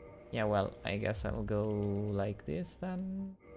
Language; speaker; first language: English; non-native, fluent; Italian